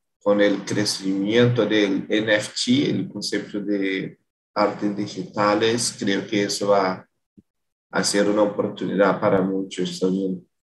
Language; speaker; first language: Spanish; non-native, learner; Portuguese